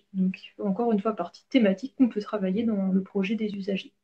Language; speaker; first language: French; native; French